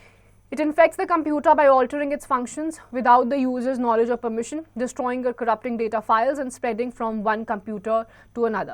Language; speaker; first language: English; non-native, local second language; Hindi